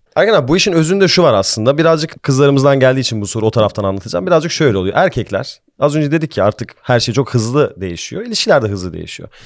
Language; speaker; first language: Turkish; early bilingual, heritage; Turkish